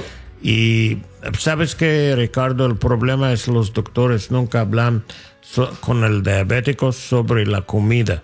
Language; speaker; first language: Spanish; non-native, learner; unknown